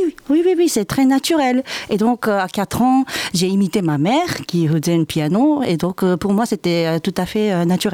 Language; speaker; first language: French; non-native, fluent; Japanese